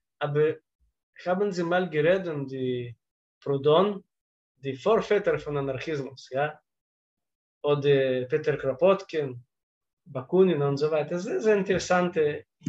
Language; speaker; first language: German; non-native, fluent; Russian